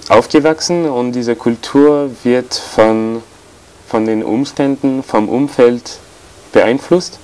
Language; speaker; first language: German; non-native, fluent; French